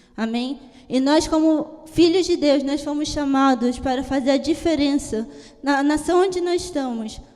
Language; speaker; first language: Portuguese; early bilingual, heritage; Italian